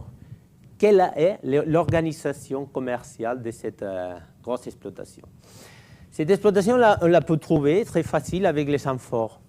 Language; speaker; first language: French; non-native, fluent; Catalan